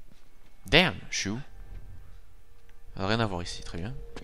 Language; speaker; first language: French; native; French